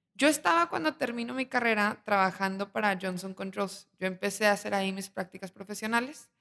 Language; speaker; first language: Spanish; native; Spanish